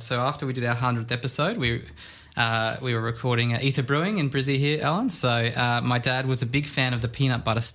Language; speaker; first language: English; native; English